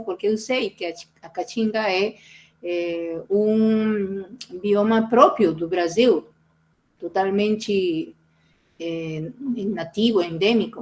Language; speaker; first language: Portuguese; non-native, fluent; Spanish